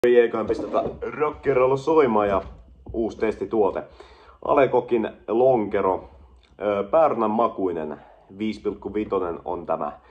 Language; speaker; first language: Finnish; native; Finnish